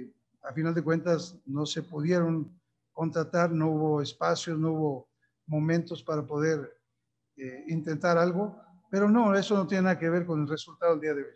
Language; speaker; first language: Spanish; native; Spanish